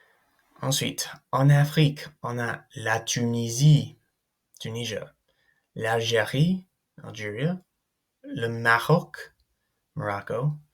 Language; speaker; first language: French; non-native, fluent; English